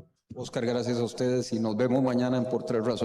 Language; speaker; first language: Spanish; native; Spanish